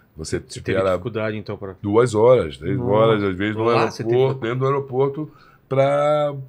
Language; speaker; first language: Portuguese; native; Portuguese